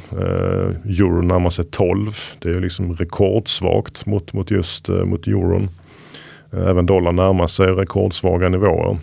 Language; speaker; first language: Swedish; native; Swedish